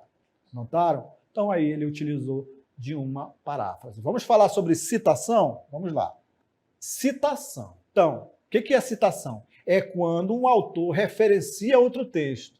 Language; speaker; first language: Portuguese; native; Portuguese